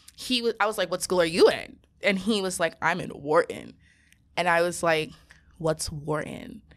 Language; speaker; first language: English; native; English